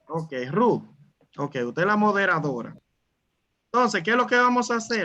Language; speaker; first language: Spanish; native; Spanish